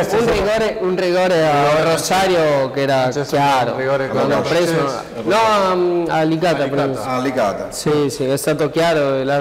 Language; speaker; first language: Italian; non-native, learner; Spanish